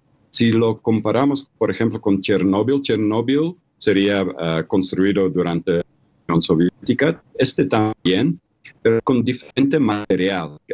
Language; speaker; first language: Spanish; non-native, fluent; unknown